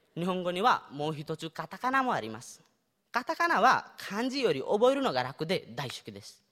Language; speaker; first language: Japanese; non-native, fluent; Nepali